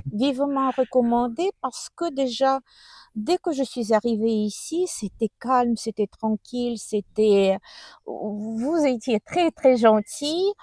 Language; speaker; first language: French; non-native, learner; Russian